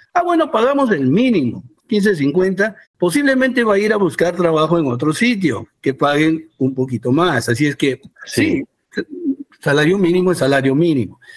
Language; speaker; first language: Spanish; early bilingual, heritage; Spanish